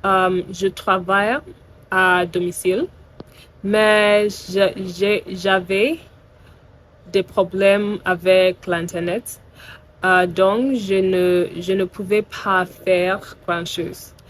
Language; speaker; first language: French; non-native, learner; English